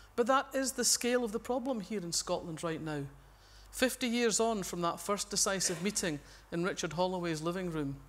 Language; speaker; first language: English; native; English